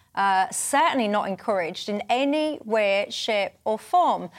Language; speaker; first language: English; native; English